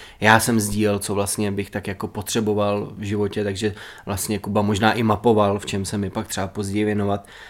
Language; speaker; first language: Czech; native; Czech